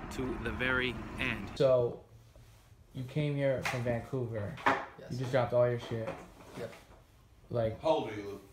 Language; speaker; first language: English; native; English